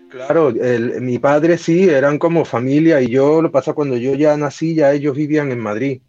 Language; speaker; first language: Spanish; native; Spanish